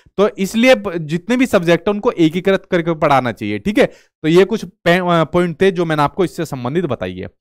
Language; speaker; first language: Hindi; native; Hindi